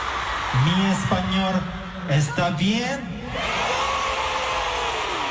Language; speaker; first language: Spanish; non-native, learner; Korean